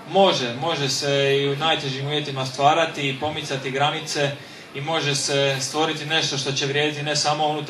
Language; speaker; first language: Bosnian; native; Bosnian